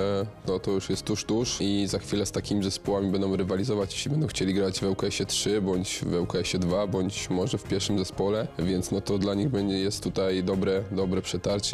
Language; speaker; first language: Polish; native; Polish